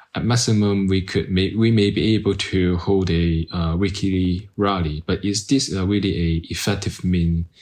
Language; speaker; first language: English; non-native, local second language; Cantonese